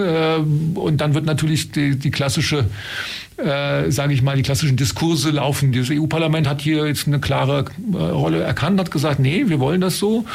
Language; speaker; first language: German; native; German